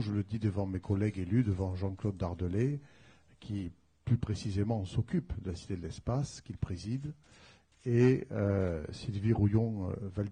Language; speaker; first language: French; native; French